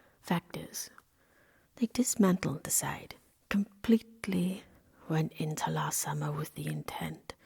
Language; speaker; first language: English; non-native, local second language; Welsh